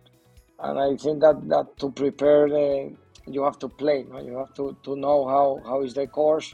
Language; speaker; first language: English; non-native, learner; Spanish